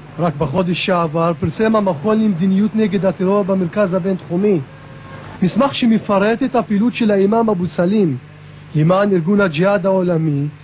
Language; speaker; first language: Hebrew; non-native, local second language; Arabic